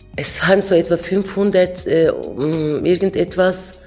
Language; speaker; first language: German; non-native, fluent; Turkish